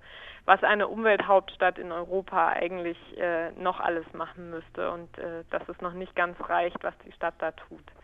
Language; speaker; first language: German; native; German